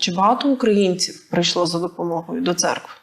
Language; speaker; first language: Ukrainian; native; Ukrainian